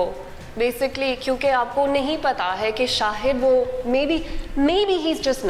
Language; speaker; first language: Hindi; non-native, learner; English